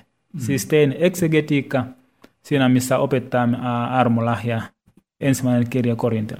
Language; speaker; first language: Finnish; non-native, fluent; Swahili